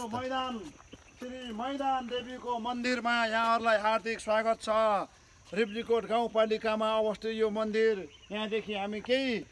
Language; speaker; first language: Nepali; native; Nepali